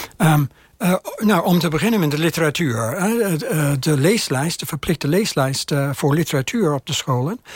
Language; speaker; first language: Dutch; non-native, fluent; English